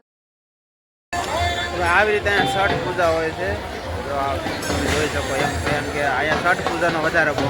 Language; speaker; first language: Gujarati; native; Gujarati